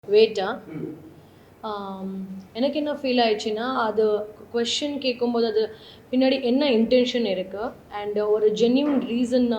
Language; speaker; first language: Tamil; non-native, learner; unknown